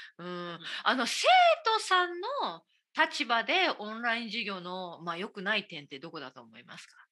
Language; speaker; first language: Japanese; native; Japanese